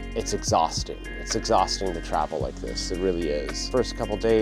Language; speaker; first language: English; native; English